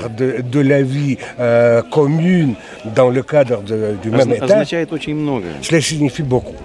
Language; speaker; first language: French; non-native, fluent; Russian